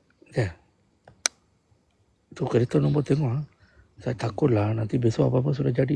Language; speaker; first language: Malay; non-native, local second language; Tamil